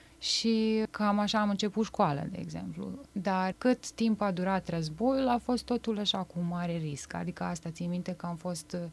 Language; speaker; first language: Romanian; non-native, fluent; Bosnian